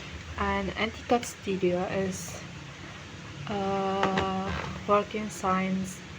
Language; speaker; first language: English; non-native, learner; Indonesian